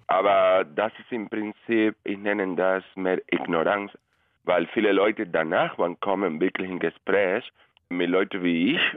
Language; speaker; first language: German; non-native, fluent; Spanish